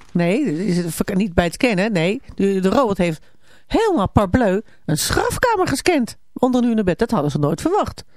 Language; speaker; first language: Dutch; native; Dutch